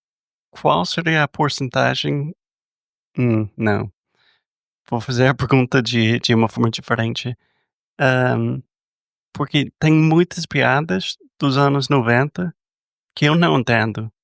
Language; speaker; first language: Portuguese; non-native, fluent; English